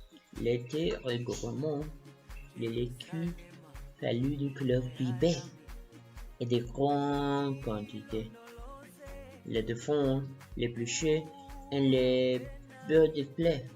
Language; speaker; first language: French; non-native, learner; Spanish